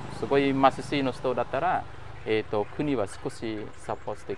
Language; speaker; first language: Japanese; non-native, fluent; Khmer